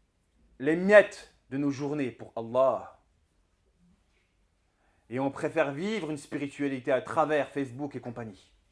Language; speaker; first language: French; native; French